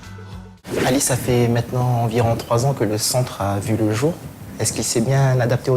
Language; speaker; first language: French; native; French